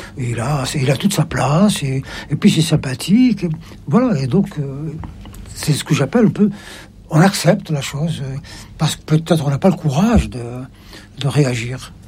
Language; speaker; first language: French; non-native, local second language; Arabic